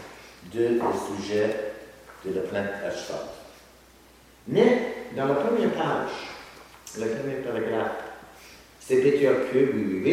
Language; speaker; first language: French; non-native, learner; English